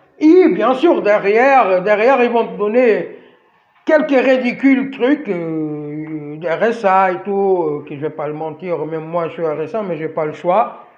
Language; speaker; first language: French; non-native, fluent; Portuguese